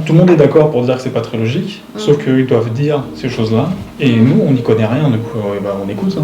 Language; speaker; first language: French; native; French